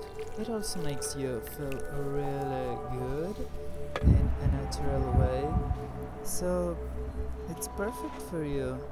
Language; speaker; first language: English; non-native, fluent; Greek